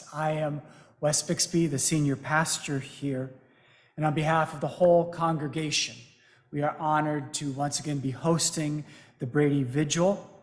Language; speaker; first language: English; native; English